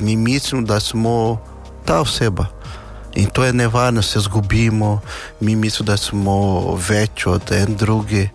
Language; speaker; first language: Slovenian; non-native, fluent; Portuguese